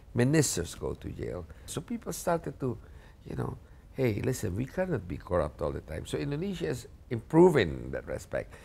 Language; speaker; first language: English; non-native, fluent; Indonesian